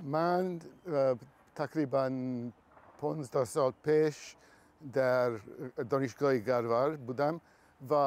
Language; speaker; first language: Persian; non-native, learner; English